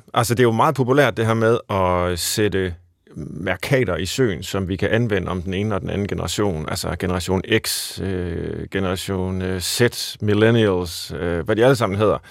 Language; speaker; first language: Danish; native; Danish